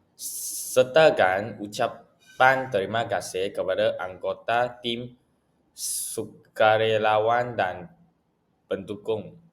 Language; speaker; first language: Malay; non-native, local second language; Chinese